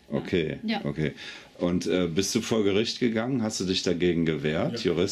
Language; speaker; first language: German; native; German